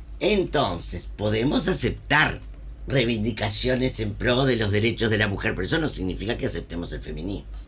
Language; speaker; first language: Spanish; native; Spanish